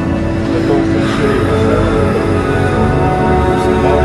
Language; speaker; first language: Filipino; non-native, learner; Arabic